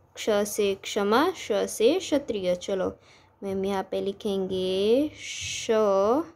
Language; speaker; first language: Hindi; non-native, local second language; Gujarati